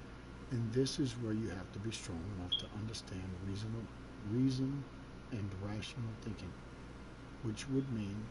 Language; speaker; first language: English; native; English